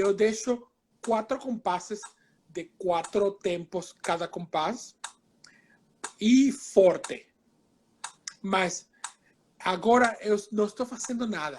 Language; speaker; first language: Portuguese; non-native, fluent; Spanish